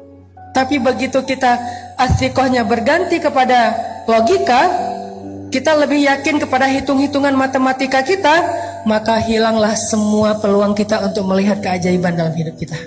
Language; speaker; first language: Indonesian; native; Indonesian